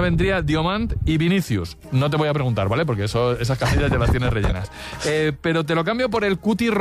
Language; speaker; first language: Spanish; native; Spanish